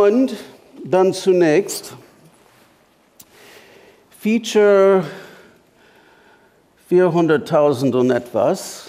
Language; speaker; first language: German; non-native, fluent; English